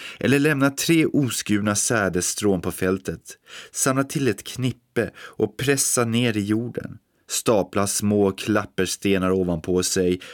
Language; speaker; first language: Swedish; native; Swedish